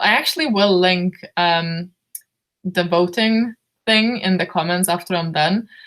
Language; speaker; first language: English; non-native, fluent; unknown